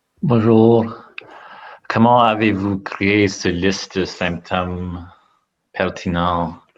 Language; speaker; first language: French; non-native, learner; English